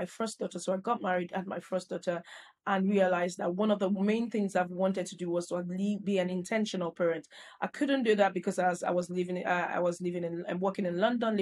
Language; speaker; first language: English; non-native, local second language; Yoruba